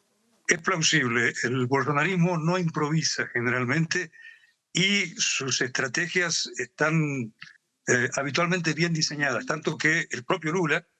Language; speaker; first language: Spanish; native; Spanish